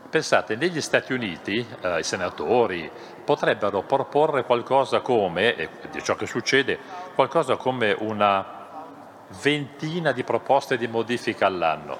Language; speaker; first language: Italian; non-native, fluent; German